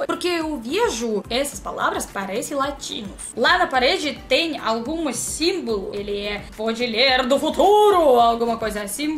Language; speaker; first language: Portuguese; non-native, learner; Russian